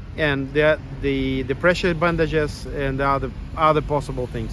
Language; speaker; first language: English; non-native, fluent; Ukrainian